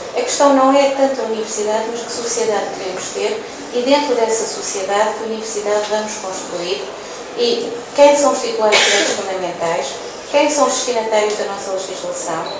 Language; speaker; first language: Portuguese; native; Portuguese